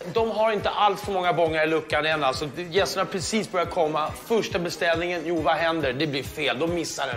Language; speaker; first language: Swedish; native; Swedish